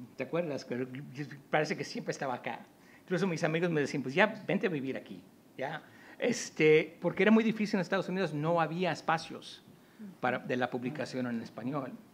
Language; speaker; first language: Spanish; early bilingual, heritage; Spanish